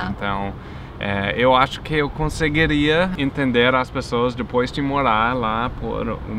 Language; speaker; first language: Portuguese; non-native, fluent; English